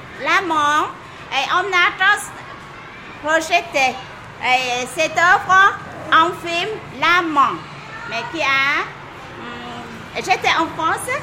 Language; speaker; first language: French; non-native, fluent; Vietnamese